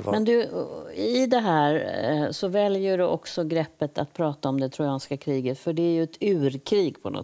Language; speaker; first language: Swedish; native; Swedish